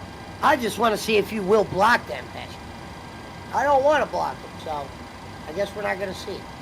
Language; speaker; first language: English; native; English